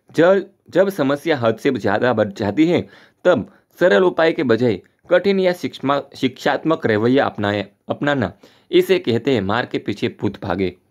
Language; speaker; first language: Hindi; non-native, local second language; Gujarati